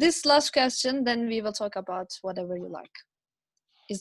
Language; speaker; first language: English; non-native, fluent; Turkish